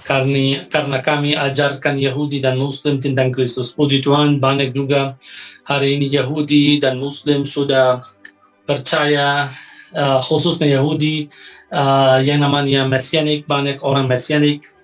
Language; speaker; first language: Indonesian; non-native, fluent; Arabic